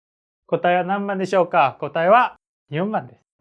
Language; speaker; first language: Japanese; non-native, fluent; Korean